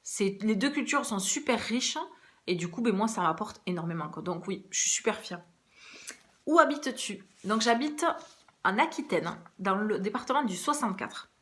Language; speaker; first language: French; early bilingual, other home language; Portuguese